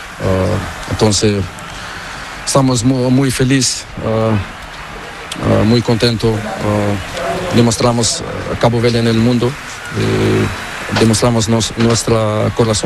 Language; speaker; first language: Spanish; non-native, learner; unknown